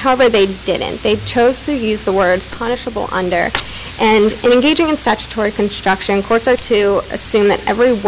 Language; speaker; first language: English; native; English